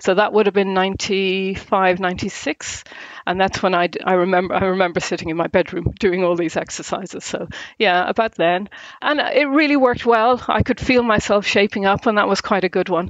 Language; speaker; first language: English; native; English